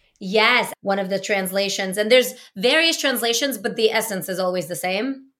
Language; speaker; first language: English; early bilingual, other home language; Russian